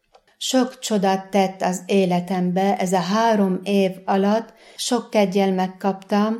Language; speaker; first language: Hungarian; non-native, learner; Arabic